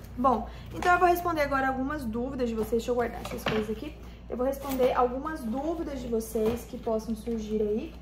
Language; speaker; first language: Portuguese; native; Portuguese